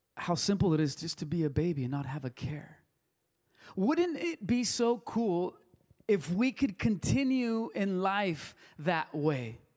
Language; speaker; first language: English; early bilingual, other home language; Spanish